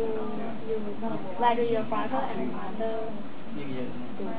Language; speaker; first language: English; non-native, learner; Thai